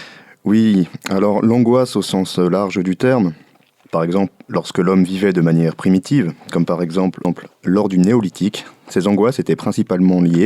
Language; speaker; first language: French; native; French